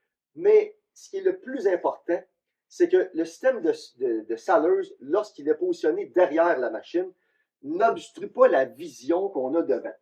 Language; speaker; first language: French; native; French